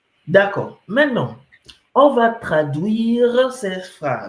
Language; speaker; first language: French; non-native, fluent; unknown